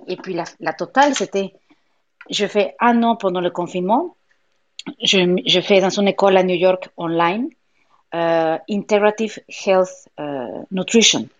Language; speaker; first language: French; non-native, fluent; Spanish